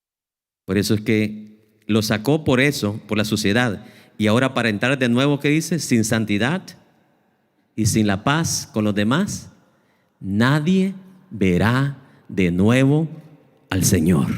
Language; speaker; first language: Spanish; native; Spanish